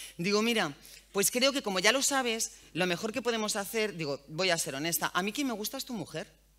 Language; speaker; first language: Spanish; native; Spanish